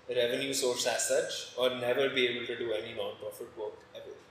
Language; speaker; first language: English; non-native, local second language; Hindi